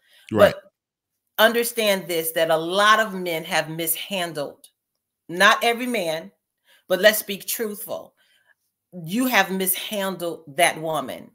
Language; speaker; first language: English; native; English